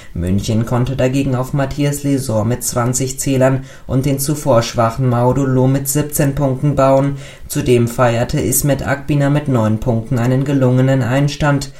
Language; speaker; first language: German; native; German